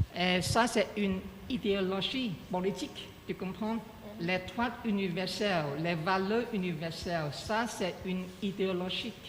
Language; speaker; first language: French; non-native, learner; Chinese